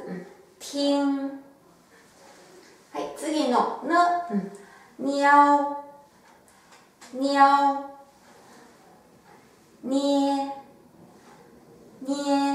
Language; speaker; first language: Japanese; non-native, fluent; Chinese